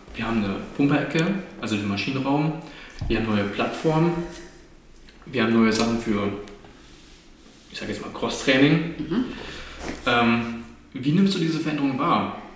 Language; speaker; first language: German; native; German